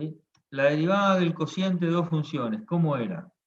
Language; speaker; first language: Spanish; native; Spanish